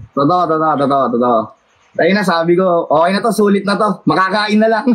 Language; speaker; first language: Filipino; native; Filipino